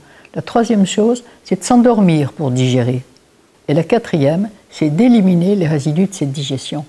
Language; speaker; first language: French; native; French